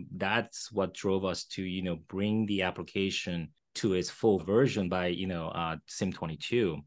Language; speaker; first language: English; early bilingual, other home language; Korean